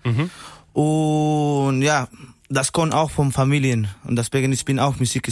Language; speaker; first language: German; non-native, learner; Spanish